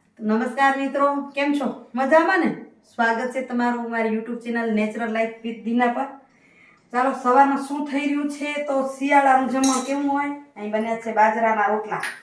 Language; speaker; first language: Gujarati; non-native, local second language; Kachhi